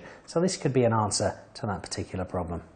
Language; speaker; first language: English; native; English